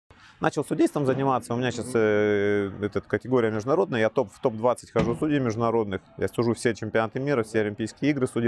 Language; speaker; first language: Russian; native; Russian